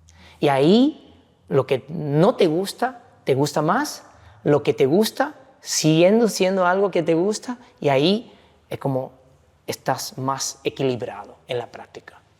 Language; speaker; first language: Spanish; non-native, fluent; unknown